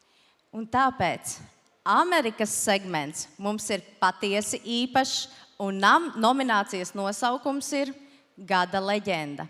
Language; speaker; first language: Latvian; native; Latvian